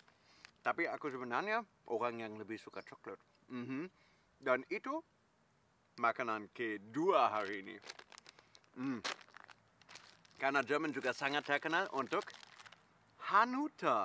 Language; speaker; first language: Indonesian; non-native, fluent; German